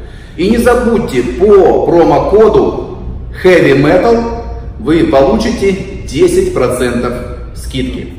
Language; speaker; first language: Russian; native; Russian